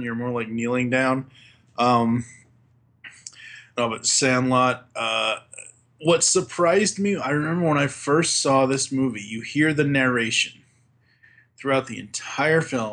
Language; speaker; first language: English; native; English